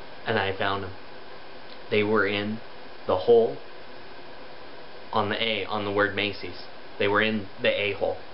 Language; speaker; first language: English; native; English